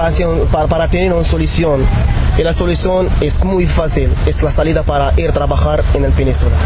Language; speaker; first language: Spanish; non-native, learner; Arabic